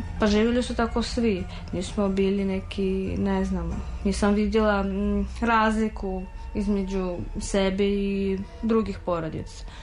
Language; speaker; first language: Serbian; non-native, fluent; Russian